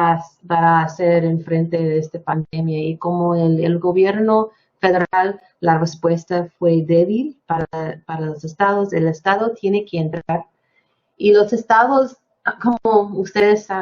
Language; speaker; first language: Spanish; non-native, fluent; English